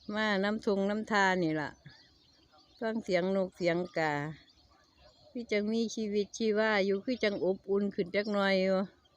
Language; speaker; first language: Thai; native; Thai